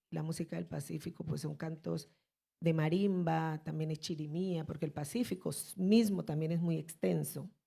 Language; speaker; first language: Spanish; native; Spanish